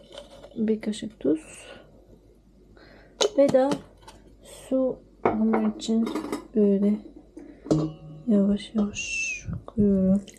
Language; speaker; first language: Turkish; non-native, learner; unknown